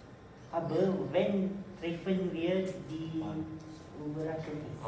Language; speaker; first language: German; non-native, learner; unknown